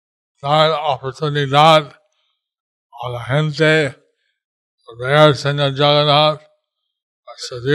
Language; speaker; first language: Spanish; non-native, learner; English